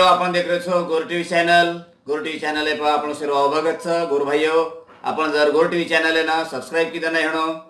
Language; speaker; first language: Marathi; non-native, local second language; Lambadi